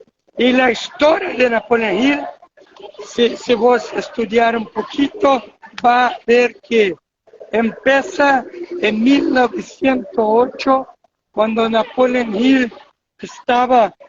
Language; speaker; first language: Spanish; non-native, fluent; Portuguese